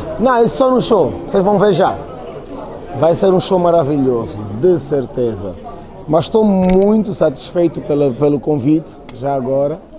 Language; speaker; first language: Portuguese; native; Portuguese